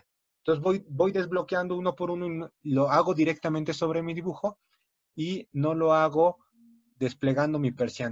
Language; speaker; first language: Spanish; native; Spanish